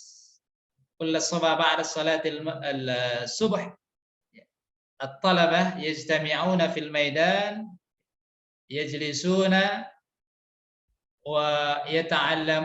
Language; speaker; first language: Arabic; non-native, fluent; Indonesian